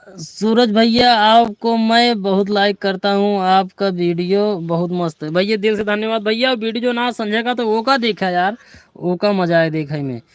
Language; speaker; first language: Hindi; native; Hindi